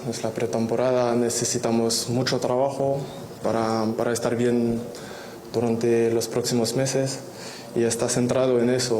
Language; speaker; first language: Spanish; non-native, fluent; French